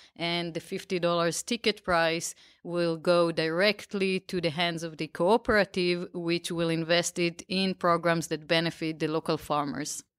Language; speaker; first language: English; non-native, fluent; Hebrew